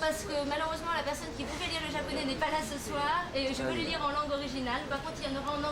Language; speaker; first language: French; native; French